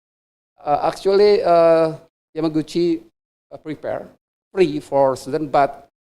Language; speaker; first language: English; non-native, fluent; Indonesian